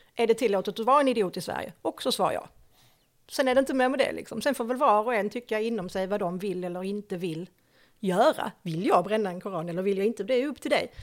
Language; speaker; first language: Swedish; native; Swedish